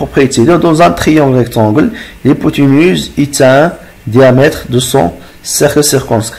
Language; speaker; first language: French; non-native, local second language; Arabic